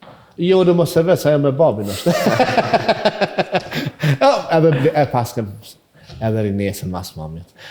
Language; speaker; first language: Albanian; native; Albanian